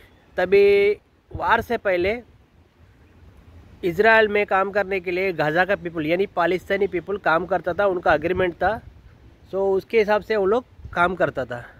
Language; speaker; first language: Hindi; non-native, local second language; Telugu